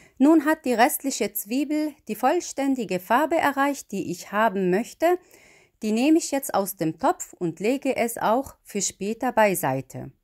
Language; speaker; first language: German; non-native, fluent; Arabic